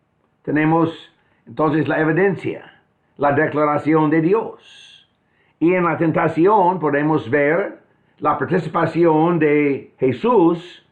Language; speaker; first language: Spanish; non-native, fluent; English